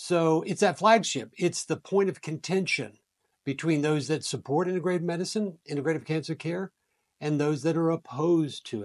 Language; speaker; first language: English; native; English